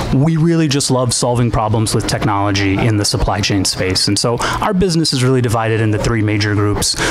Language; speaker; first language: English; native; English